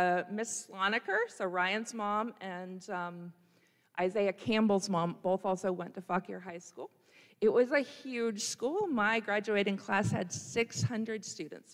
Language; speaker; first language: English; native; English